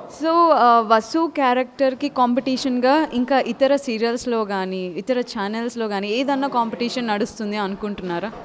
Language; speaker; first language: Telugu; native; Telugu